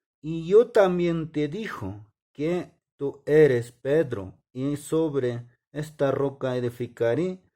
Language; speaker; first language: Spanish; non-native, local second language; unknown